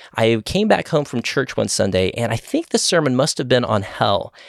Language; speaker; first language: English; native; English